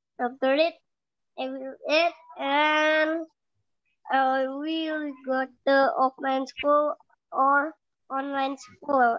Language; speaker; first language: English; non-native, local second language; Indonesian